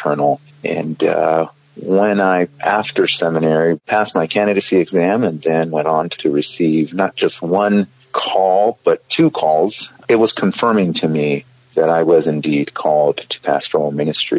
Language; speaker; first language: English; native; English